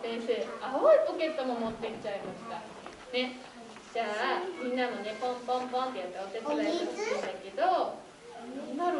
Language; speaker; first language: Japanese; native; Japanese